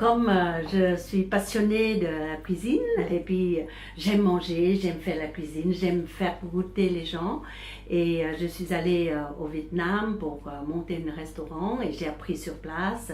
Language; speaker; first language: French; early bilingual, other home language; Vietnamese